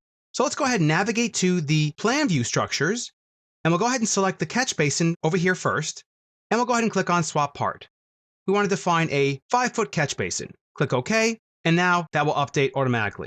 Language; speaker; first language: English; native; English